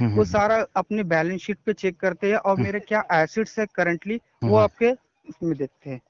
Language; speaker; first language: Hindi; native; Hindi